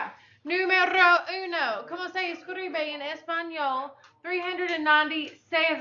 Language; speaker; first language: Spanish; non-native, fluent; English